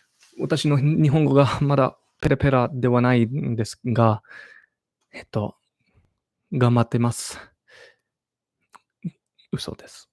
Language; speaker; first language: Japanese; non-native, learner; English